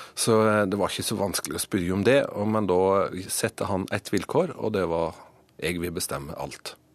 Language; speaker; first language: Norwegian; native; Norwegian